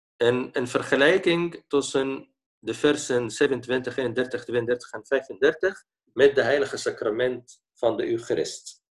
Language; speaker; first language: Dutch; non-native, fluent; Arabic